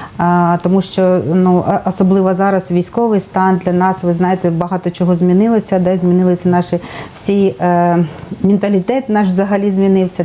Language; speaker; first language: Ukrainian; native; Ukrainian